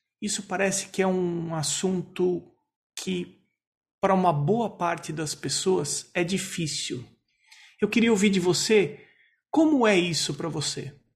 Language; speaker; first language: Portuguese; native; Portuguese